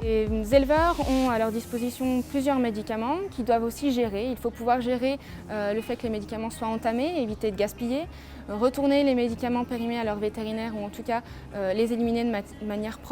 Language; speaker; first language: French; native; French